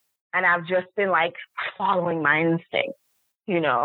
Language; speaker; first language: English; non-native, local second language; Yoruba